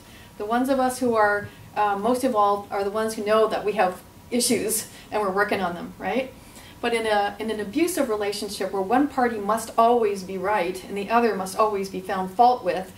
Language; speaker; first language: English; native; English